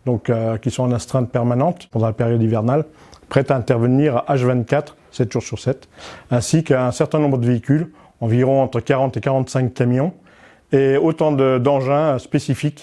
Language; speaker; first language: French; native; French